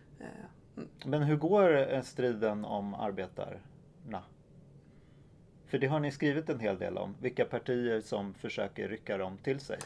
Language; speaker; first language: Swedish; native; Swedish